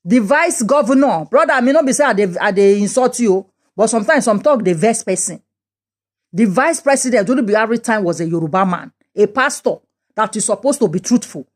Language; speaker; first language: English; non-native, local second language; Yoruba